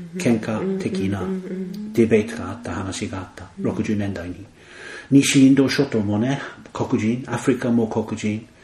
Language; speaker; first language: Japanese; non-native, fluent; English